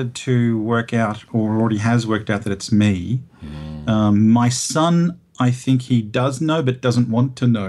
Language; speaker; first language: English; native; English